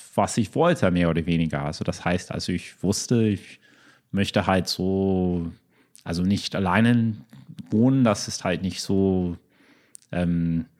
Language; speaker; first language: German; non-native, fluent; English